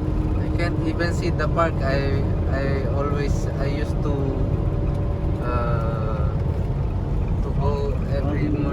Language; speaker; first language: English; non-native, learner; Filipino